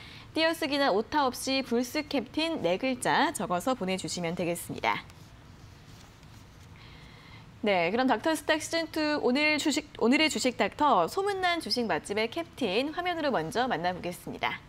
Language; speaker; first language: Korean; native; Korean